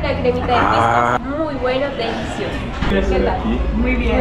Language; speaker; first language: Spanish; native; Spanish